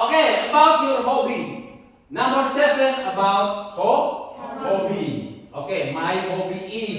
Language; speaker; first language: English; non-native, learner; Indonesian